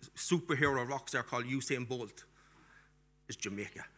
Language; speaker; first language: English; native; English